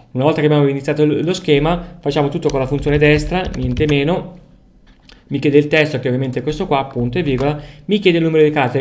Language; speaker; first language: Italian; native; Italian